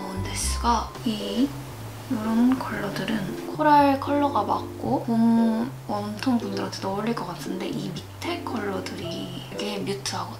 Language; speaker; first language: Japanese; non-native, learner; Korean